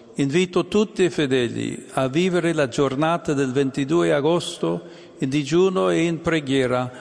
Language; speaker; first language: Italian; non-native, fluent; English